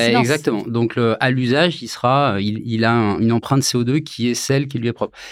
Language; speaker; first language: French; native; French